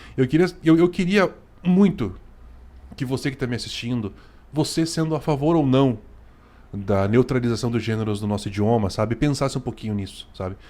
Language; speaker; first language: Portuguese; native; Portuguese